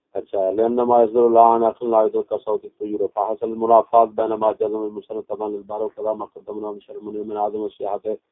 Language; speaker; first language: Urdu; non-native, local second language; Punjabi